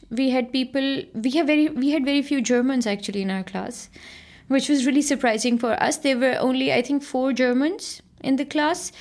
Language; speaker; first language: English; non-native, local second language; Punjabi